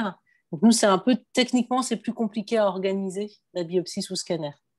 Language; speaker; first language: French; native; French